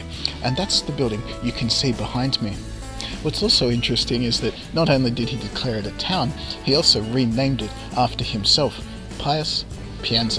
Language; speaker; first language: English; native; English